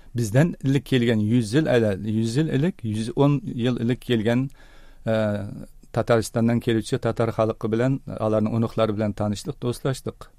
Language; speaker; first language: Tatar; early bilingual, heritage; Tatar